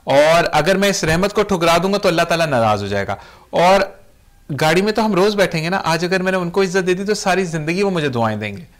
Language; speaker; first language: Urdu; native; Urdu